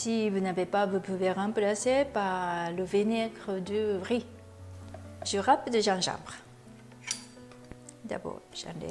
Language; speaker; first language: French; non-native, learner; Japanese